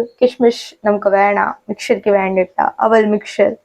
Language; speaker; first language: Malayalam; non-native, learner; Kannada